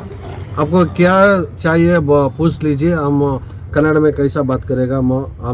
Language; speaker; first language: Hindi; non-native, local second language; Kannada